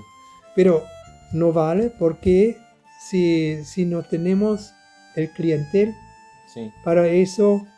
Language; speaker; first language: Spanish; non-native, learner; German